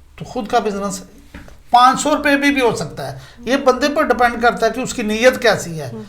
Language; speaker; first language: Urdu; non-native, local second language; Punjabi